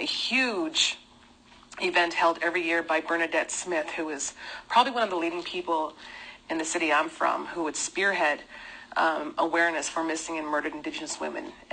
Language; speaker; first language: English; native; English